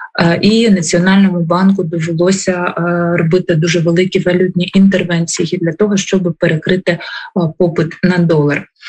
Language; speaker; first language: Ukrainian; native; Ukrainian